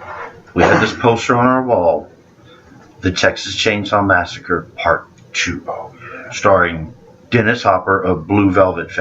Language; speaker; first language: English; native; English